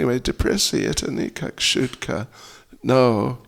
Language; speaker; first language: Russian; non-native, learner; English